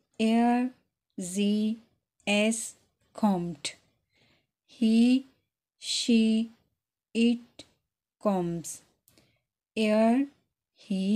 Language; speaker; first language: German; non-native, fluent; Urdu